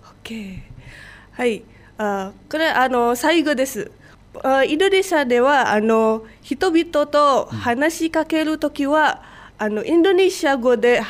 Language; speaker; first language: Japanese; non-native, fluent; Indonesian